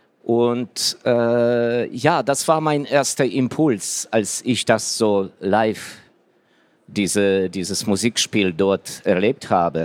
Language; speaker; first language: German; non-native, fluent; Ukrainian